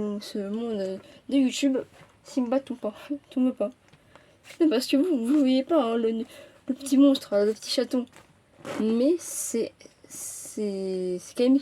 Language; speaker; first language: French; native; French